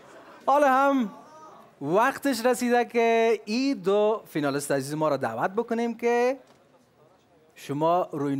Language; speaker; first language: Persian; native; Persian